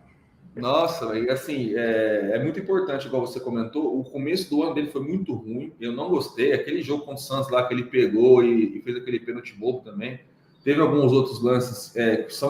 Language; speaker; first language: Portuguese; native; Portuguese